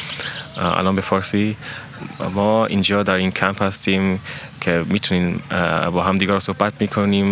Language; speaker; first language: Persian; early bilingual, heritage; Persian